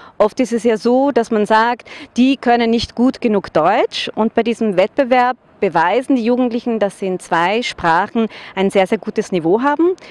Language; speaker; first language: German; native; German